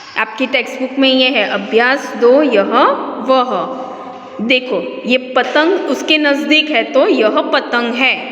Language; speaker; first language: Hindi; non-native, local second language; Gujarati